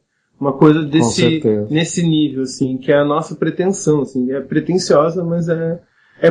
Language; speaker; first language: Portuguese; native; Portuguese